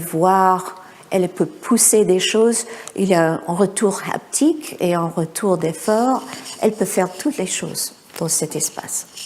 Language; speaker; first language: French; non-native, fluent; English